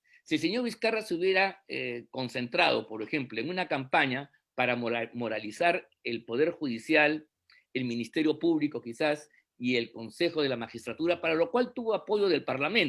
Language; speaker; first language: Spanish; native; Spanish